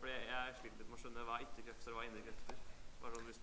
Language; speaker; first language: Norwegian; native; Norwegian